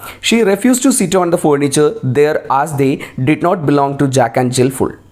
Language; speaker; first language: English; non-native, local second language; Malayalam